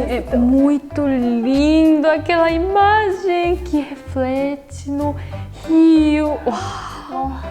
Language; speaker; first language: Portuguese; non-native, fluent; Korean